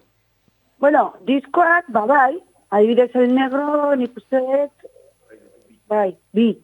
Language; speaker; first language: Basque; non-native, local second language; Spanish